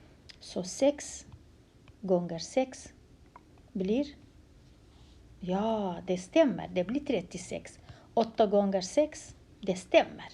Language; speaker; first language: Swedish; non-native, fluent; Central Kurdish